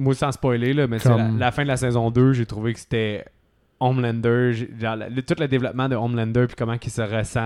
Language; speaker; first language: French; native; French